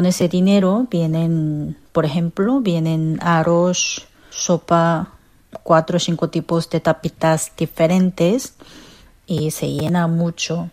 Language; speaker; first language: Spanish; non-native, learner; Korean